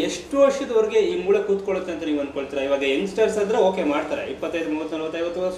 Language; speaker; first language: Kannada; native; Kannada